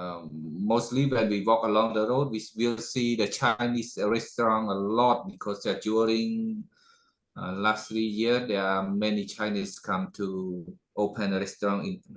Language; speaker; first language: English; non-native, learner; Khmer